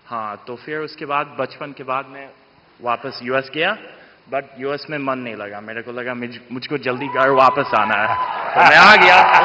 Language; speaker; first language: Hindi; non-native, fluent; English